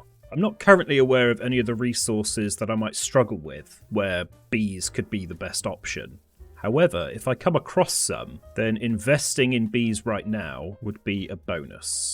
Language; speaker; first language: English; native; English